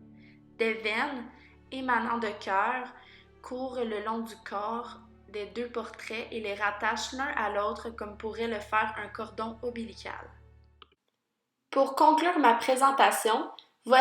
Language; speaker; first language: French; native; French